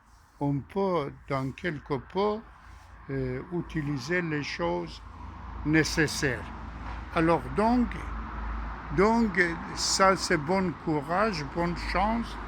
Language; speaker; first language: French; non-native, fluent; Persian